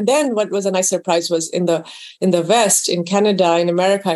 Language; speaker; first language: English; non-native, local second language; Urdu